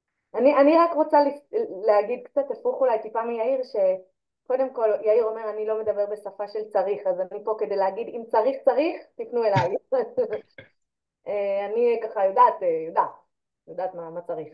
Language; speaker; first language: Hebrew; native; Hebrew